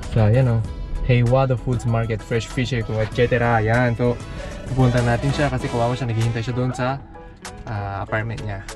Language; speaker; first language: Filipino; native; Filipino